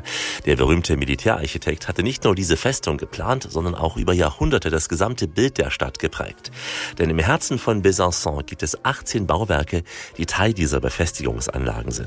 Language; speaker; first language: German; native; German